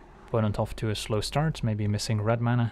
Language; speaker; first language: English; native; English